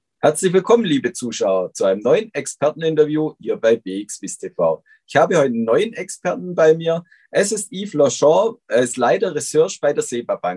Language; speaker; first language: German; native; German